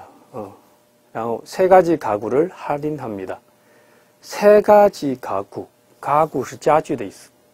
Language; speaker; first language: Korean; non-native, fluent; Chinese